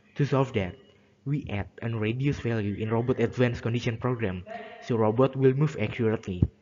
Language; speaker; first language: English; non-native, learner; Indonesian